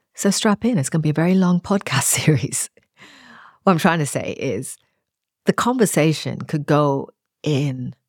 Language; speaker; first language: English; native; English